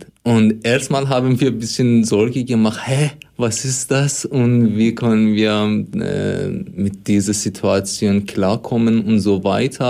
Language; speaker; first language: German; non-native, fluent; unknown